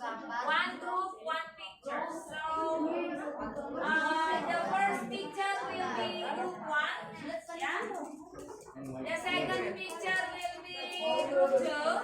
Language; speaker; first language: English; non-native, learner; Indonesian